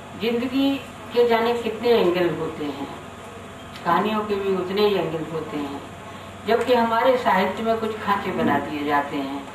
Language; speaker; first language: Hindi; native; Hindi